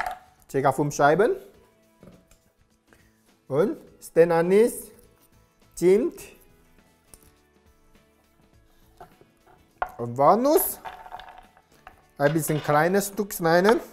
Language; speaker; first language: German; non-native, learner; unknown